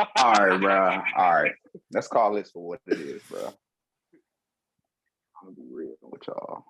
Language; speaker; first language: English; native; English